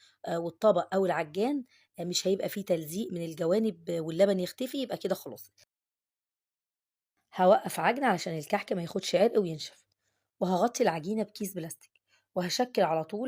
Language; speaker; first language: Arabic; native; Arabic